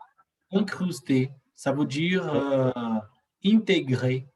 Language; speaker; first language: French; non-native, learner; Portuguese